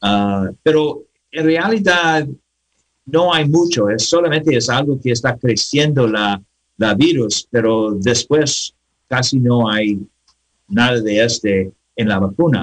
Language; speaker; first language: Spanish; non-native, learner; English